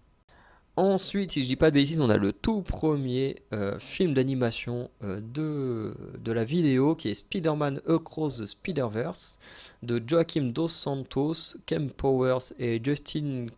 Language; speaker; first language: French; native; French